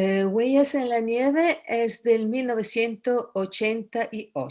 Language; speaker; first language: Spanish; non-native, fluent; Italian